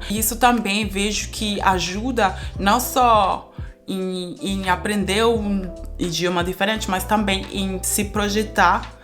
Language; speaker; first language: Portuguese; non-native, fluent; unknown